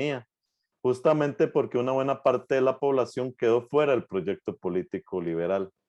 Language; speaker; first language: Spanish; native; Spanish